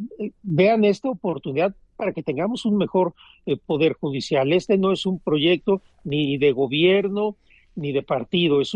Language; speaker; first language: Spanish; native; Spanish